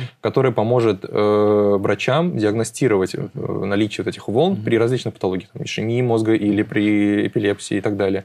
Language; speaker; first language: Russian; native; Russian